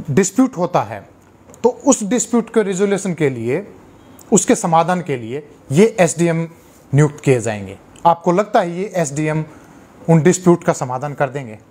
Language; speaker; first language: Hindi; native; Hindi